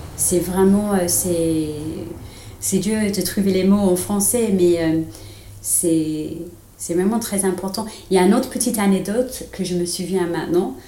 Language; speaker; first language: French; non-native, fluent; English